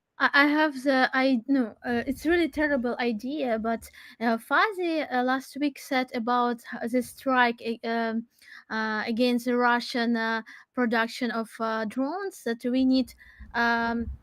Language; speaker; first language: English; non-native, learner; Crimean Tatar